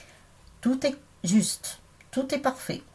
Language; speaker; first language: French; native; French